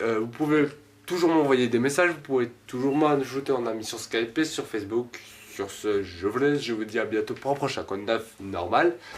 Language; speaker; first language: French; native; French